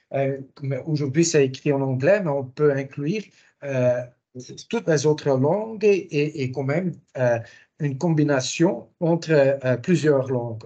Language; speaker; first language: French; non-native, local second language; Dutch